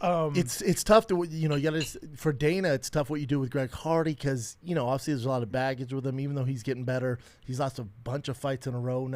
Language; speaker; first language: English; native; English